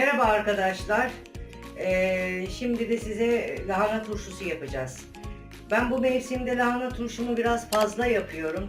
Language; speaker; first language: Turkish; native; Turkish